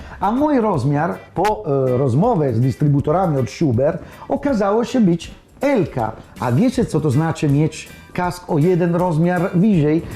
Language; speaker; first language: Polish; non-native, learner; Italian